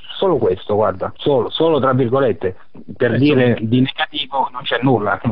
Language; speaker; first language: Italian; native; Italian